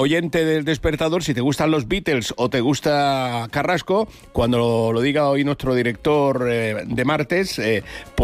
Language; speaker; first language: Spanish; native; Spanish